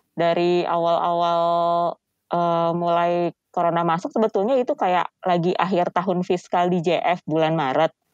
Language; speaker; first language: Indonesian; native; Indonesian